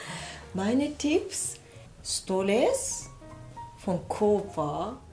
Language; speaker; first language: German; non-native, learner; Japanese